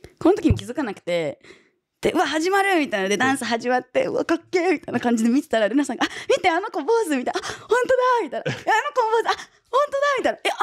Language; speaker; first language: Japanese; early bilingual, other home language; English